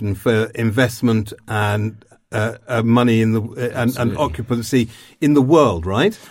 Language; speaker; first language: English; native; English